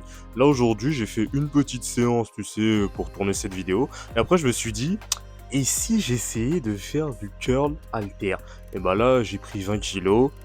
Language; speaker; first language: French; native; French